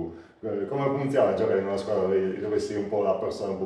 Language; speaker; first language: Italian; native; Italian